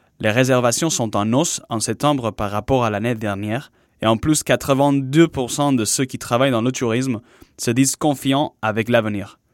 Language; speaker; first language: French; non-native, fluent; Spanish